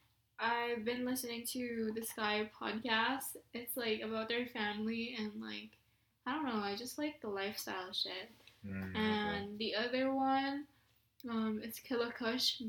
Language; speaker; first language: English; non-native, local second language; Filipino